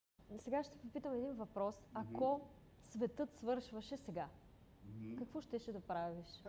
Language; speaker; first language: Bulgarian; native; Bulgarian